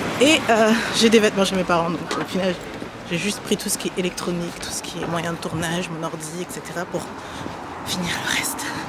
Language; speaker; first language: French; early bilingual, other home language; German